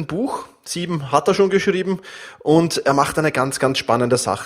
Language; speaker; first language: German; native; German